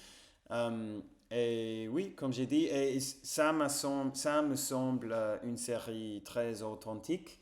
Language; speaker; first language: French; non-native, fluent; English